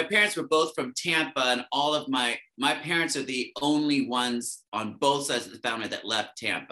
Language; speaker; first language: English; native; English